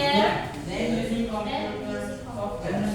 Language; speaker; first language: English; non-native, local second language; Indonesian